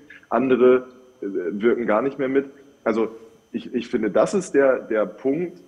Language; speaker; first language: German; native; German